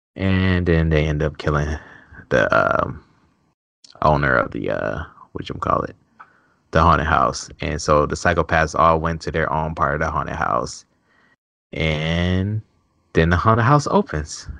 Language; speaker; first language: English; native; English